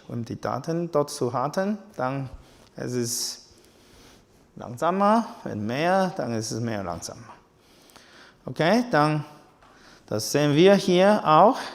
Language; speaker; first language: German; non-native, learner; Chinese